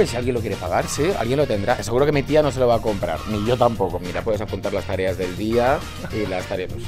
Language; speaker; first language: Spanish; native; Spanish